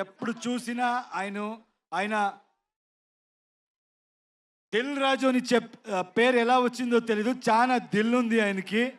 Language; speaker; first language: Telugu; non-native, learner; Kannada